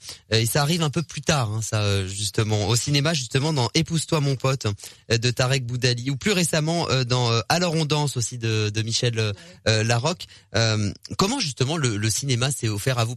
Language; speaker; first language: French; native; French